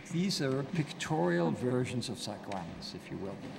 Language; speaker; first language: English; early bilingual, other home language; German